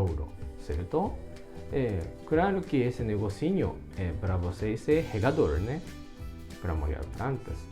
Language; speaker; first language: Portuguese; non-native, fluent; Japanese